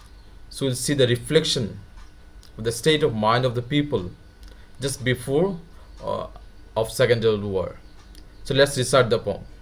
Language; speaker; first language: English; non-native, fluent; Bangla